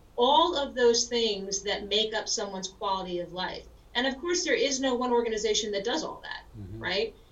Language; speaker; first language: English; native; English